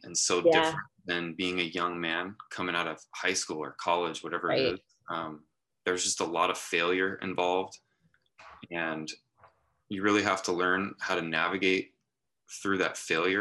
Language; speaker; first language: English; native; English